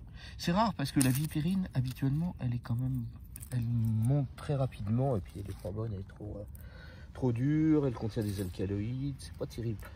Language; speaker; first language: French; native; French